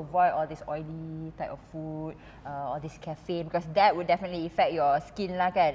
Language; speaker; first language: English; non-native, local second language; Malay